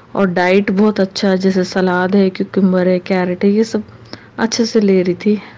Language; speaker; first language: Hindi; non-native, local second language; Urdu